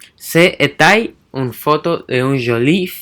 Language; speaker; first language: French; non-native, learner; English